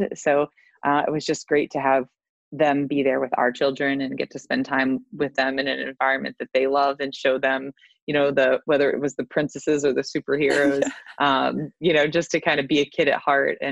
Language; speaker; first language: English; native; English